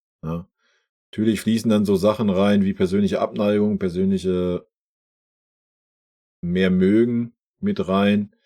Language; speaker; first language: German; native; German